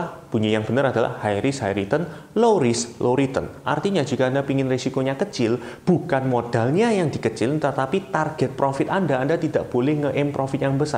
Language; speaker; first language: Indonesian; native; Indonesian